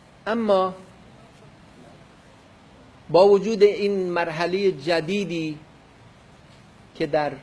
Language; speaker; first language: Persian; non-native, local second language; Kurdish